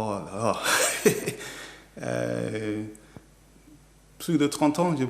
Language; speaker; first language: French; non-native, learner; English